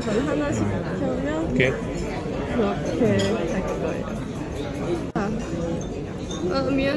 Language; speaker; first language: Korean; non-native, learner; Cantonese